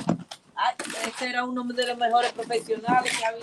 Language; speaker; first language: Spanish; native; Spanish